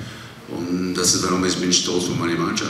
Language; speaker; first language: German; non-native, learner; English